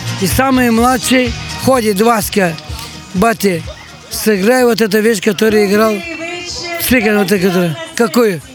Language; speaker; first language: Russian; non-native, local second language; Albanian